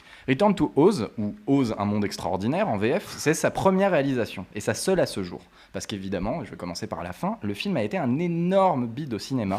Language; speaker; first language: French; native; French